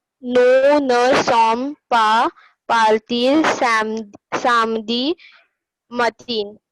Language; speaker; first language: French; non-native, learner; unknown